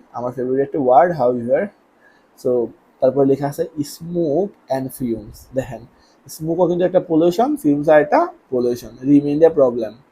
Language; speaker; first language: Bangla; native; Bangla